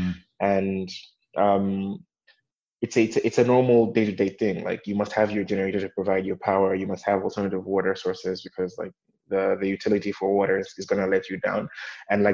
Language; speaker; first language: English; non-native, local second language; Nyanja